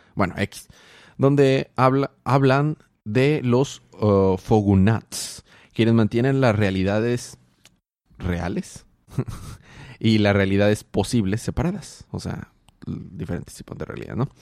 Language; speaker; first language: Spanish; native; Spanish